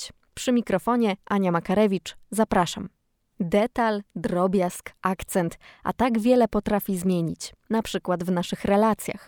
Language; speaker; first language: Polish; native; Polish